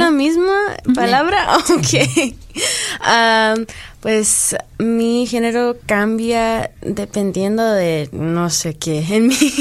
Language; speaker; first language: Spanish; early bilingual, heritage; English